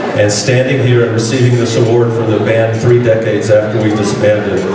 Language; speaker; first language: English; native; English